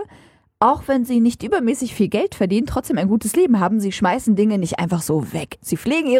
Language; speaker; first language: German; native; German